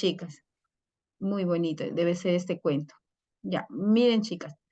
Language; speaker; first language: Spanish; native; Spanish